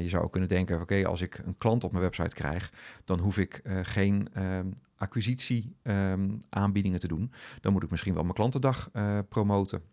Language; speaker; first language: Dutch; native; Dutch